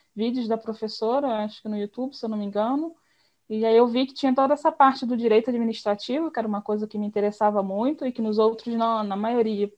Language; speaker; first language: Portuguese; native; Portuguese